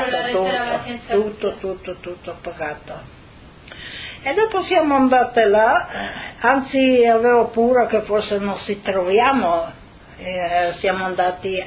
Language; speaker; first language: Italian; non-native, local second language; Slovenian